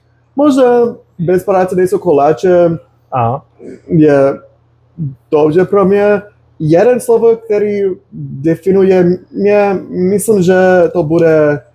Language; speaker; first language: Czech; non-native, learner; English